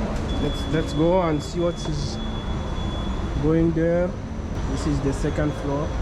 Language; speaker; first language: English; non-native, fluent; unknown